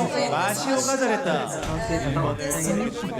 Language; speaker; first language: Korean; native; Korean